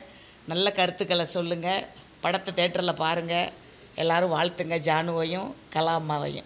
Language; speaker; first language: Tamil; native; Tamil